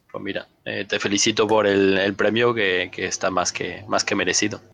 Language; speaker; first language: Spanish; non-native, fluent; French